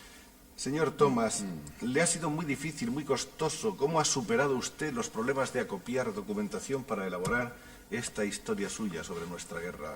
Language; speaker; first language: Spanish; native; Spanish